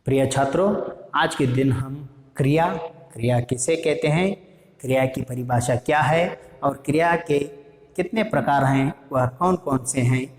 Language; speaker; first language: Hindi; non-native, local second language; Kannada